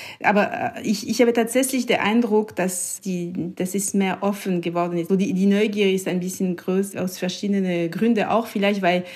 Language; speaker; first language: German; non-native, local second language; French